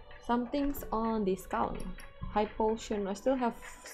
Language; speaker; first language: English; non-native, fluent; Indonesian